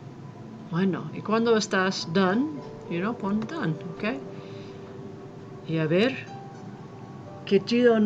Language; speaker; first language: Spanish; non-native, fluent; English